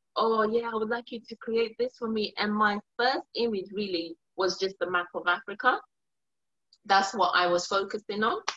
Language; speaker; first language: English; early bilingual, other home language; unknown